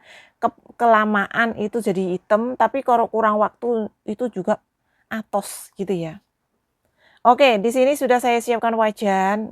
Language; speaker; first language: Indonesian; non-native, local second language; Javanese